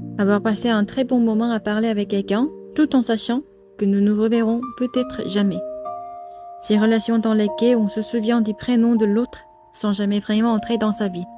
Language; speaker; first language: French; non-native, fluent; Korean